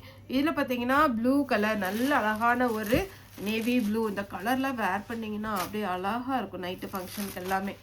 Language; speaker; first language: Tamil; native; Tamil